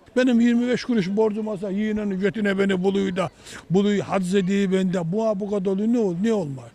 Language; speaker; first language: Turkish; native; Turkish